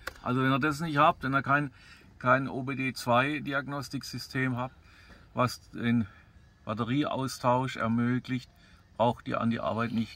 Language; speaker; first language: German; native; German